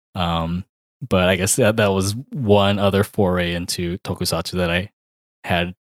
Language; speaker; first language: English; early bilingual, other home language; Filipino